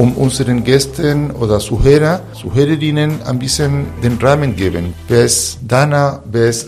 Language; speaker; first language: German; non-native, fluent; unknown